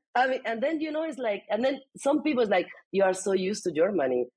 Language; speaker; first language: English; non-native, fluent; Spanish